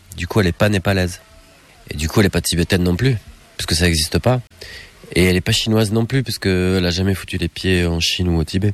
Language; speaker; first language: French; native; French